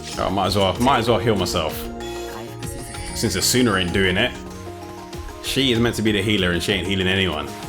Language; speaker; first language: English; native; English